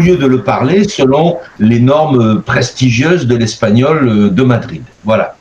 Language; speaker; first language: French; native; French